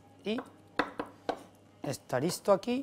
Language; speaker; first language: Spanish; non-native, learner; Japanese